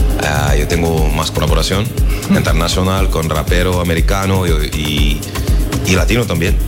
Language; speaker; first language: Spanish; non-native, learner; French